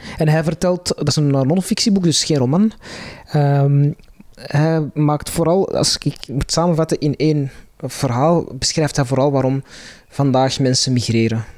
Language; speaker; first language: Dutch; non-native, local second language; Arabic